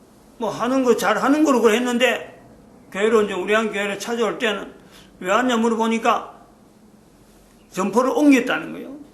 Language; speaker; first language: Korean; native; Korean